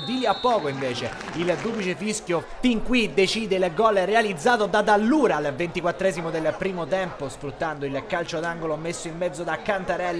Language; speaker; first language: Italian; native; Italian